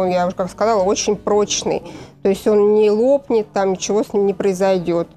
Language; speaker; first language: Russian; native; Russian